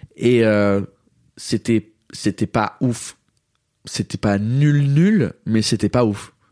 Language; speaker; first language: French; early bilingual, heritage; English